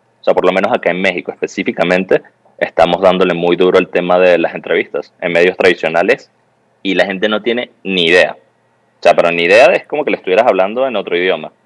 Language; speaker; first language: Spanish; native; Spanish